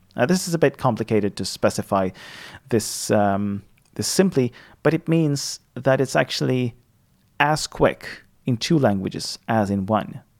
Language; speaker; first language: English; non-native, fluent; Swedish